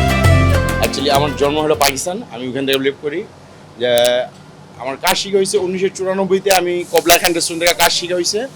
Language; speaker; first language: Bangla; early bilingual, heritage; Bangla